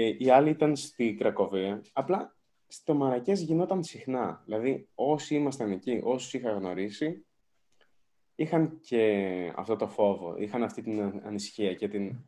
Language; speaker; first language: Greek; early bilingual, other home language; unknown